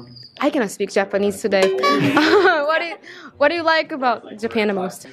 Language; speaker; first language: English; non-native, fluent; Japanese